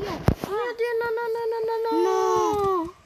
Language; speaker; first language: Italian; early bilingual, other home language; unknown